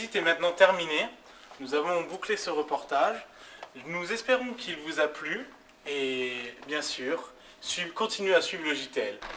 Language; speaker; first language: French; native; French